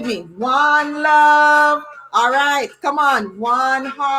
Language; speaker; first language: English; native; English